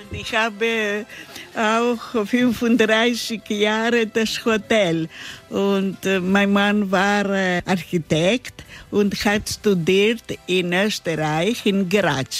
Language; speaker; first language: German; non-native, learner; Greek